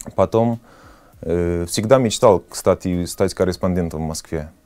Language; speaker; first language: Russian; non-native, fluent; Polish